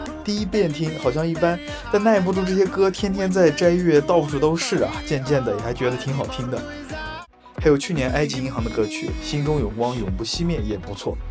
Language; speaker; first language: Chinese; native; Chinese